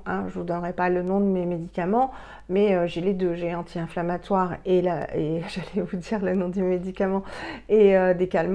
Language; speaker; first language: French; native; French